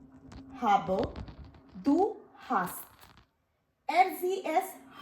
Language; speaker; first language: German; non-native, learner; Hindi